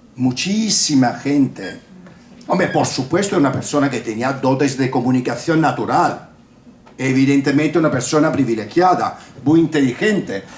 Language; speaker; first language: Spanish; non-native, fluent; Italian